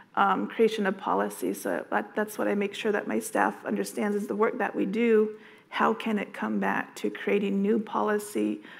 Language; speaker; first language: English; native; English